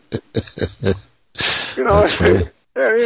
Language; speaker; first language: English; native; English